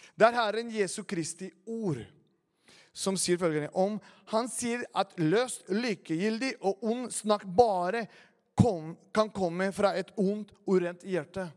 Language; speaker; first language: Norwegian; non-native, fluent; Spanish